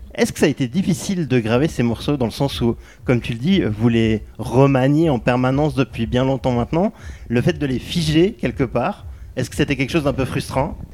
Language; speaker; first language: French; native; French